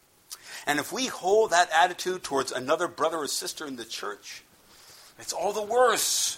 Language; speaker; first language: English; native; English